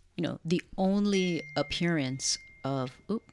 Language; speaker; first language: English; native; English